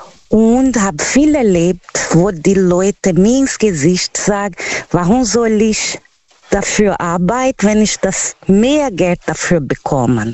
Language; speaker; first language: German; non-native, learner; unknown